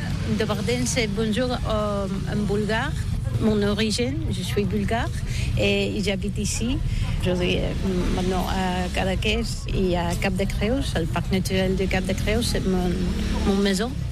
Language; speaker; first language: French; non-native, learner; Bulgarian